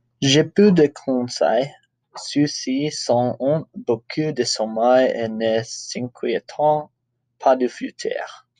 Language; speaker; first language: French; non-native, learner; English